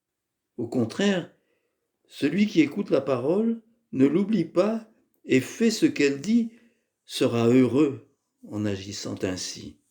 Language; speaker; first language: French; native; French